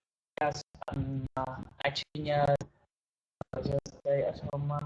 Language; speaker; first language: English; non-native, learner; Vietnamese